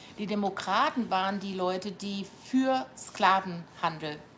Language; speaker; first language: German; native; German